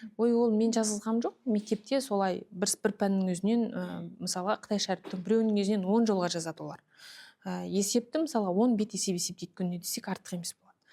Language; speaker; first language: Kazakh; early bilingual, heritage; Kazakh